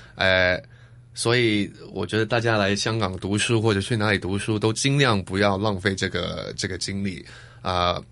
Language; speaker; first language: Chinese; non-native, fluent; Cantonese